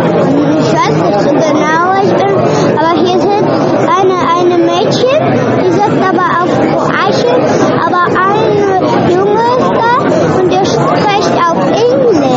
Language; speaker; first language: German; early bilingual, other home language; Russian